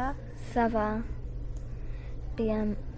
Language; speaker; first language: French; non-native, learner; English